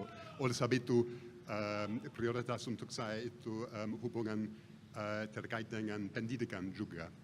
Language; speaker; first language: Indonesian; non-native, fluent; English